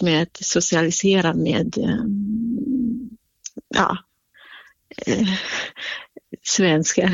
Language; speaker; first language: Swedish; non-native, fluent; Central Kurdish